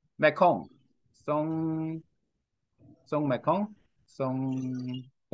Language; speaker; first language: Vietnamese; non-native, learner; Korean